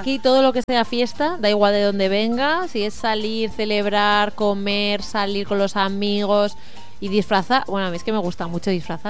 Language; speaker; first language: Spanish; native; Spanish